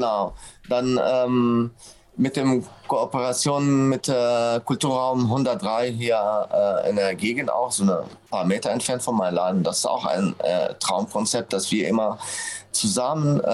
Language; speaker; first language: German; non-native, fluent; Arabic